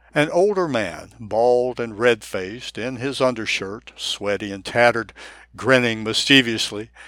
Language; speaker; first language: English; non-native, fluent; Japanese